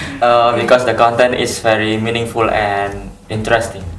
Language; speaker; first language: English; non-native, learner; Indonesian